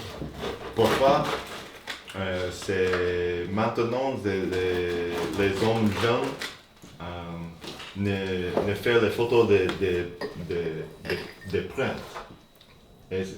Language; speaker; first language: French; non-native, learner; English